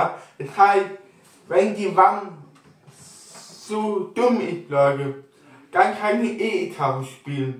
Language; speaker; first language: German; non-native, local second language; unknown